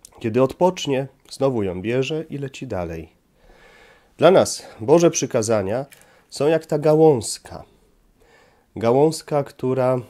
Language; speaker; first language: Polish; native; Polish